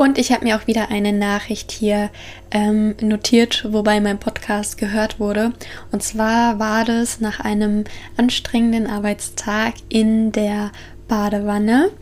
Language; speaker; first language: German; native; German